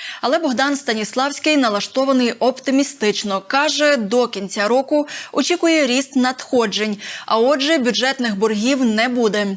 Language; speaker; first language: Ukrainian; native; Ukrainian